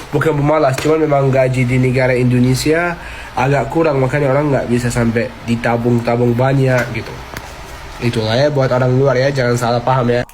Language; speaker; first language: Indonesian; non-native, fluent; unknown